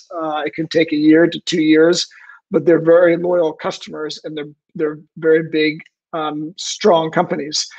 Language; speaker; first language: English; native; English